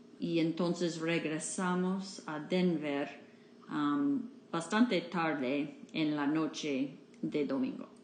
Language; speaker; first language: Spanish; non-native, fluent; English